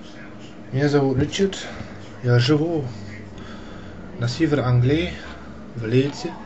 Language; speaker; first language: Russian; non-native, learner; English